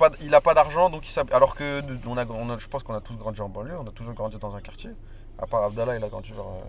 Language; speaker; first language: French; native; French